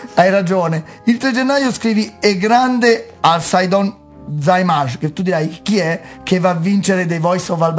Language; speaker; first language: Italian; native; Italian